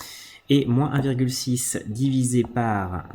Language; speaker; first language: French; native; French